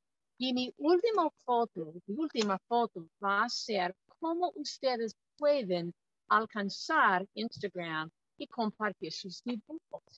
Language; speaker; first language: Spanish; non-native, fluent; English